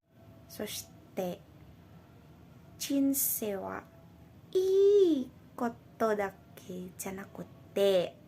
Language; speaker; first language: Japanese; non-native, learner; Indonesian